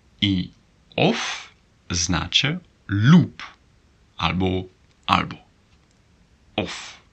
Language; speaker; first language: Polish; non-native, learner; Dutch